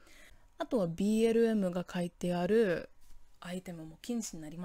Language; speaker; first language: Japanese; non-native, fluent; English